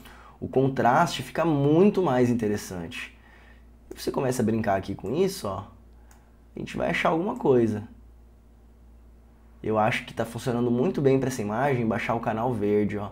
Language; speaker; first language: Portuguese; native; Portuguese